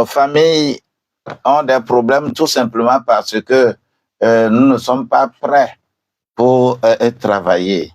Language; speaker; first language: French; non-native, local second language; Ewe